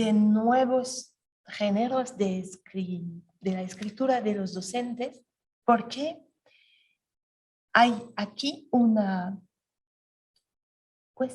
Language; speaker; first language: Spanish; non-native, learner; French